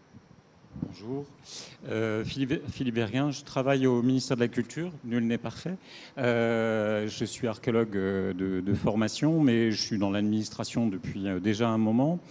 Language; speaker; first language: French; native; French